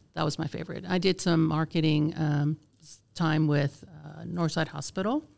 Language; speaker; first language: English; non-native, fluent; Spanish